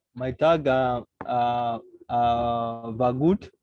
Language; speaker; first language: German; non-native, learner; English